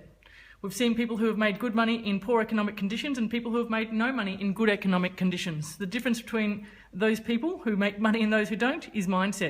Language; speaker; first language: English; native; English